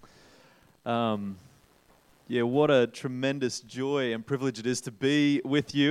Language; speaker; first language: English; native; English